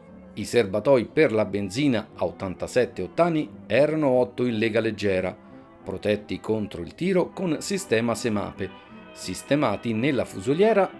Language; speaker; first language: Italian; native; Italian